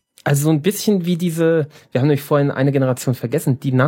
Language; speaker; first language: German; native; German